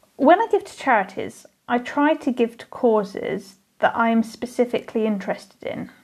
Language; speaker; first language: English; native; English